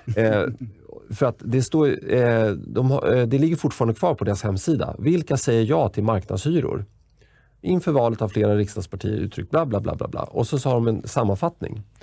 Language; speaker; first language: Swedish; native; Swedish